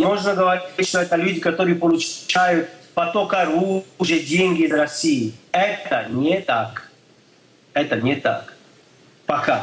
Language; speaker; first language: Russian; non-native, fluent; English